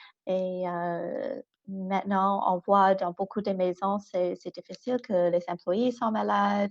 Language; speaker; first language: French; non-native, local second language; English